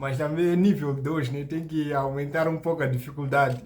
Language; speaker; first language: Portuguese; native; Portuguese